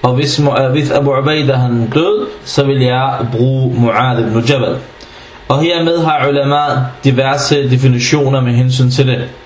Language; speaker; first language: Danish; early bilingual, other home language; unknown